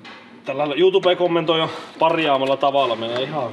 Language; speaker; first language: Finnish; native; Finnish